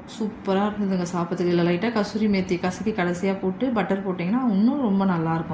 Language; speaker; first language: Tamil; native; Tamil